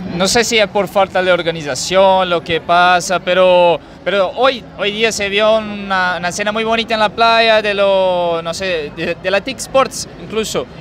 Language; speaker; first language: Spanish; non-native, fluent; Portuguese